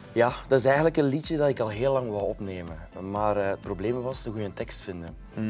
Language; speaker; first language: Dutch; native; Dutch